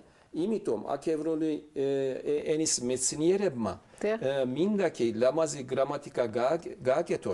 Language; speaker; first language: Georgian; early bilingual, heritage; Turkish